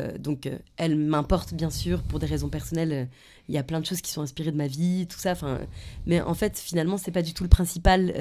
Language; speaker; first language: French; early bilingual, other home language; Polish